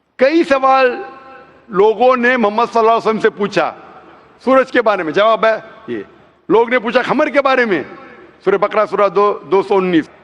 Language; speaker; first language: Hindi; non-native, local second language; Konkani